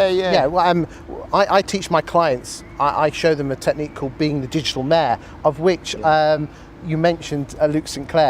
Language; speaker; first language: English; native; English